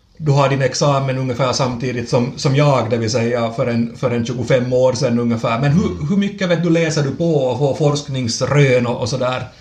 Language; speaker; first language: Swedish; native; Swedish